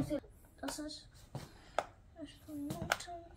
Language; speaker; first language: German; non-native, learner; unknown